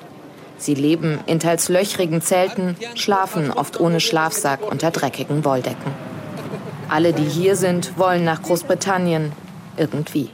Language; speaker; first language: German; native; German